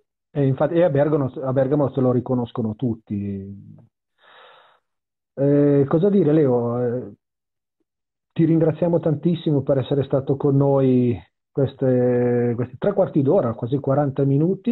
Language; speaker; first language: Italian; native; Italian